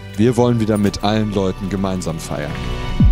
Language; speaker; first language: German; native; German